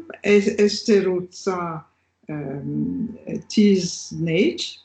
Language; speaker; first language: Hungarian; non-native, learner; French